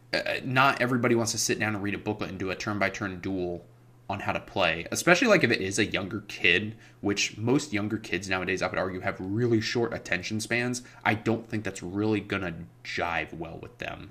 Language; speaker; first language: English; native; English